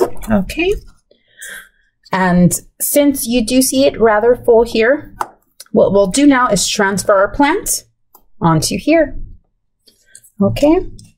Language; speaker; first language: English; early bilingual, other home language; Spanish